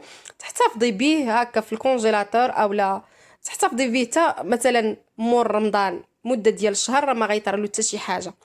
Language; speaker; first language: Arabic; native; Arabic